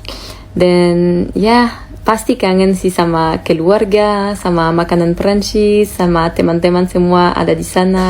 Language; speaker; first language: Indonesian; non-native, learner; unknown